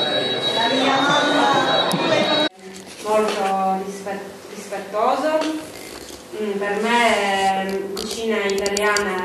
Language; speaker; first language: Italian; non-native, learner; Armenian